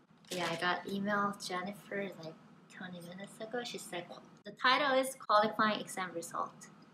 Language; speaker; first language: English; non-native, fluent; Korean